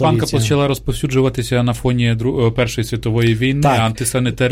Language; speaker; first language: Polish; non-native, learner; Ukrainian